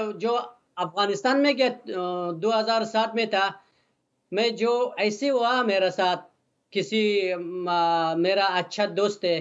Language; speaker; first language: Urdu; non-native, learner; Persian